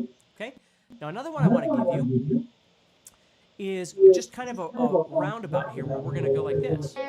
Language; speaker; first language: English; native; English